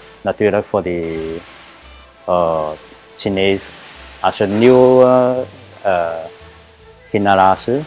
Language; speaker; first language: Dutch; non-native, learner; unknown